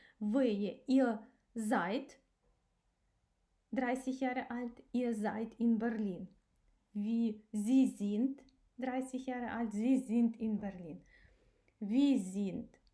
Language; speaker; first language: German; non-native, fluent; Ukrainian